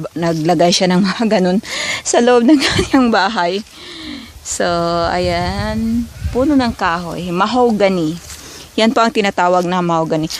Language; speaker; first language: Filipino; non-native, local second language; Cebuano